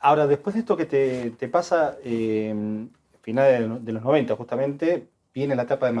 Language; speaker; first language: Spanish; native; Spanish